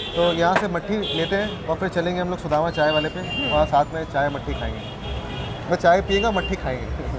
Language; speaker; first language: Hindi; native; Hindi